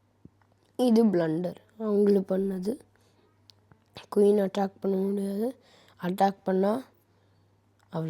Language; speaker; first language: Tamil; early bilingual, heritage; Tamil